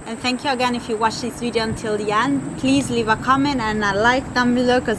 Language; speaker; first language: English; non-native, fluent; Italian